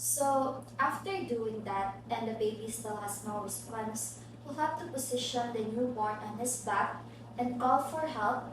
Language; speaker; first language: English; non-native, local second language; Filipino